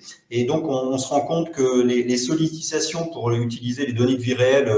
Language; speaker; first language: French; native; French